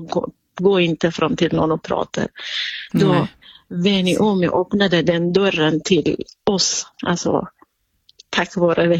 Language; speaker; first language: Swedish; non-native, fluent; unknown